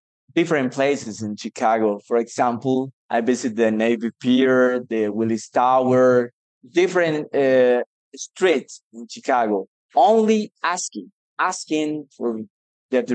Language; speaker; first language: English; non-native, learner; Spanish